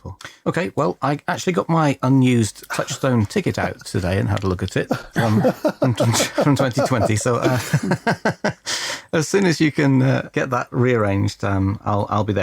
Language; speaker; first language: English; native; English